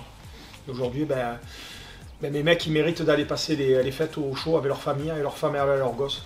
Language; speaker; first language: French; native; French